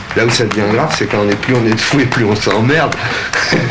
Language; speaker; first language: French; non-native, learner; Russian